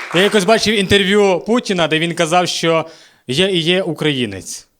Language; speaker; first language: Ukrainian; native; Ukrainian